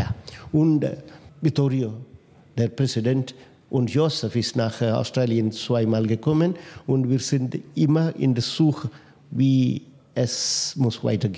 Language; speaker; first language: German; non-native, fluent; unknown